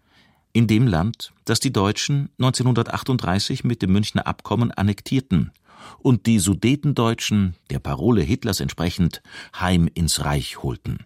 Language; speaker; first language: German; native; German